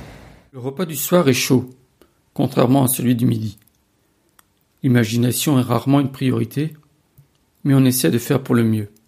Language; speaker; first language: French; native; French